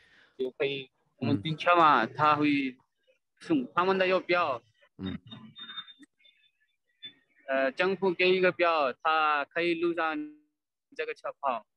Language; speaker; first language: Chinese; non-native, learner; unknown